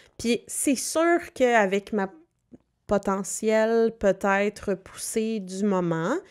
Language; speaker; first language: French; native; French